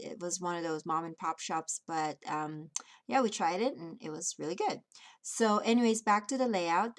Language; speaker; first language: English; native; English